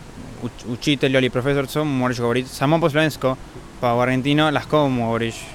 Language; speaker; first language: Slovenian; early bilingual, heritage; Spanish